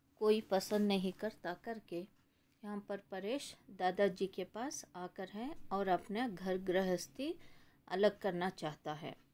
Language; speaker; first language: Hindi; non-native, local second language; Kannada